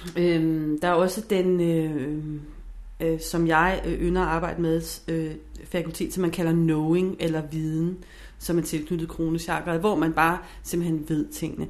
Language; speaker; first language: Danish; non-native, fluent; English